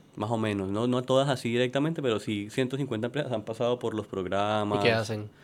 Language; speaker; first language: Spanish; native; Spanish